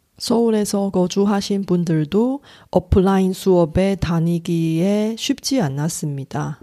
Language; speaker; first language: Korean; non-native, fluent; Chinese